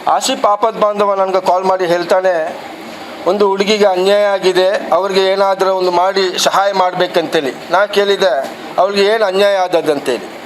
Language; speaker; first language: Kannada; non-native, local second language; Badaga